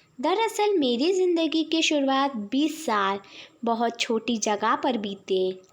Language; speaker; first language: Hindi; native; Hindi